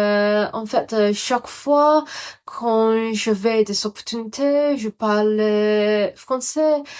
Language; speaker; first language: French; non-native, learner; Cantonese